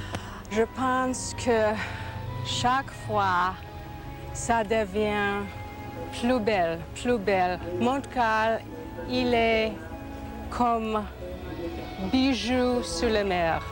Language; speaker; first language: French; non-native, learner; English